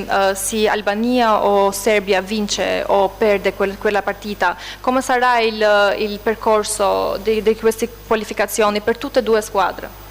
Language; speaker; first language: Italian; non-native, fluent; Albanian